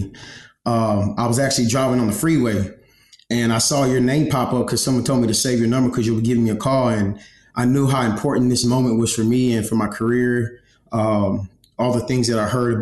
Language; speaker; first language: English; native; English